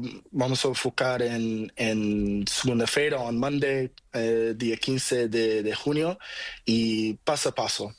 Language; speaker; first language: Spanish; non-native, learner; Portuguese